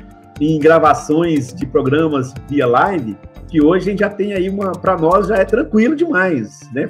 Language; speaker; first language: Portuguese; native; Portuguese